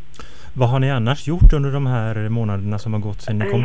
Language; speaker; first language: Swedish; native; Swedish